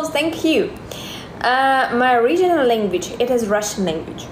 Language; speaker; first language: English; non-native, learner; Russian